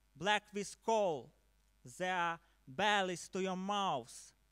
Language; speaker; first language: English; non-native, learner; Ukrainian